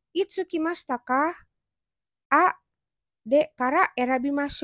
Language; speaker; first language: Japanese; non-native, fluent; Indonesian